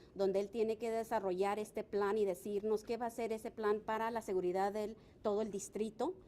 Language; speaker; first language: Spanish; early bilingual, other home language; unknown